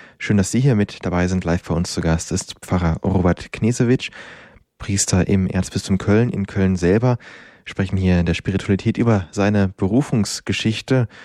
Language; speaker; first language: German; native; German